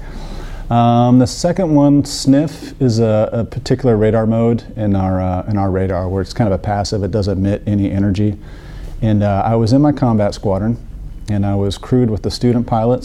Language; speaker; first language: English; native; English